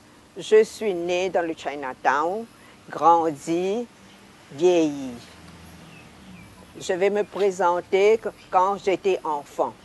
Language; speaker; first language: French; non-native, local second language; Hakka Chinese